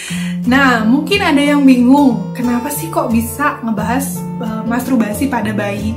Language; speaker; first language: Indonesian; native; Indonesian